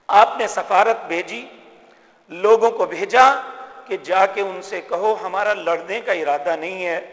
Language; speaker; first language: Urdu; native; Urdu